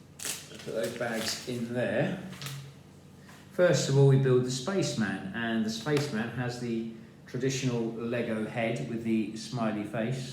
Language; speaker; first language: English; native; English